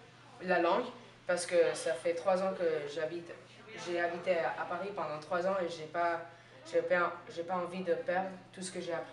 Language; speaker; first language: French; non-native, learner; English